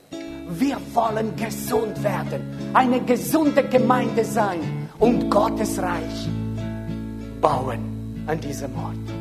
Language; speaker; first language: German; non-native, fluent; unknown